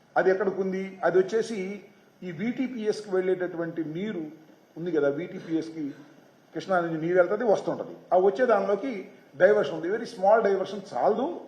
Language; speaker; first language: Telugu; native; Telugu